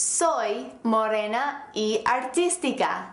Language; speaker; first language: Spanish; non-native, fluent; English